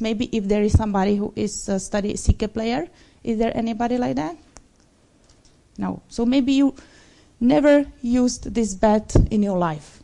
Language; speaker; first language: English; non-native, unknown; Czech